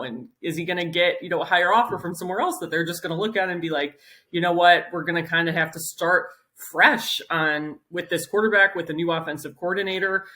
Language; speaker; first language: English; native; English